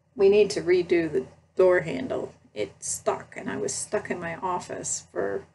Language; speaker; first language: English; native; English